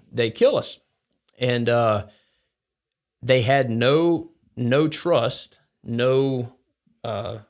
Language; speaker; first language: English; native; English